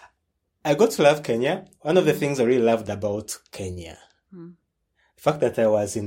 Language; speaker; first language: English; non-native, local second language; Ganda